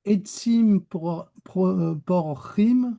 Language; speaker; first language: Hebrew; non-native, learner; French